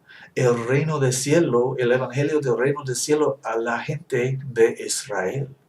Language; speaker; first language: Spanish; non-native, fluent; English